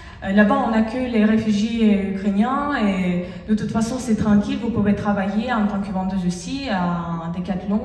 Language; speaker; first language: French; non-native, fluent; Russian